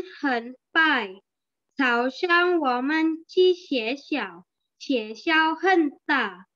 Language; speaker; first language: Chinese; non-native, learner; Indonesian